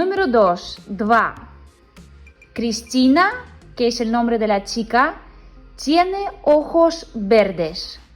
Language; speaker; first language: Spanish; non-native, fluent; Russian